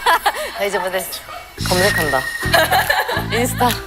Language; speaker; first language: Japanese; non-native, learner; Korean